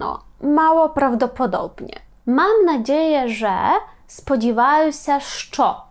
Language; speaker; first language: Polish; non-native, fluent; Ukrainian